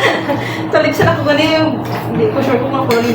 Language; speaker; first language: Filipino; non-native, local second language; Hiligaynon